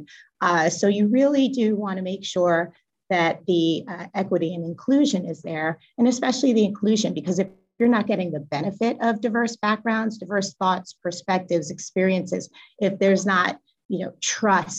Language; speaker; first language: English; native; English